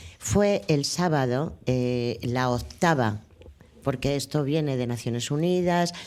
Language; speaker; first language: Spanish; native; Spanish